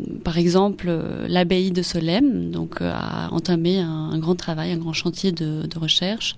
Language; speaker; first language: French; non-native, fluent; Spanish